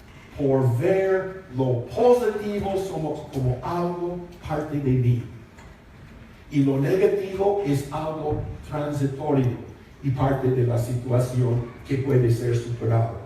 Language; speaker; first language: Spanish; non-native, fluent; English